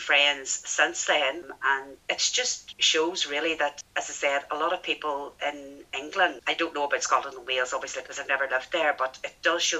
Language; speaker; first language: English; native; English